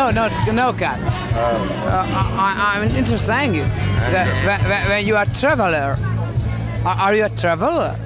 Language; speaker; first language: English; non-native, learner; Hungarian